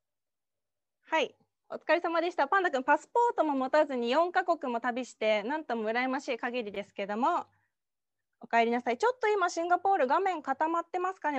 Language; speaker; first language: Japanese; native; Japanese